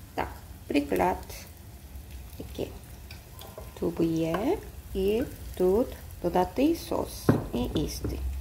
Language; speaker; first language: Ukrainian; non-native, learner; Korean